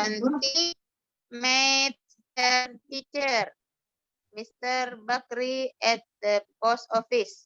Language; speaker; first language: English; non-native, learner; Indonesian